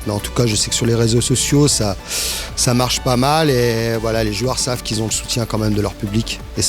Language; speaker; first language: French; native; French